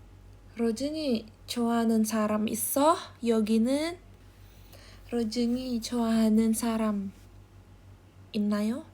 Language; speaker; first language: Korean; non-native, learner; Indonesian